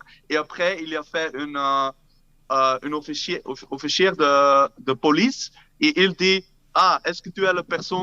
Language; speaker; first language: French; non-native, fluent; Dutch